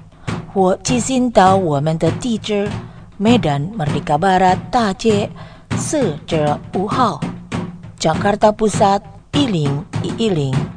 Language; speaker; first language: Chinese; non-native, fluent; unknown